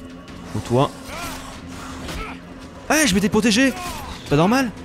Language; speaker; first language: French; native; French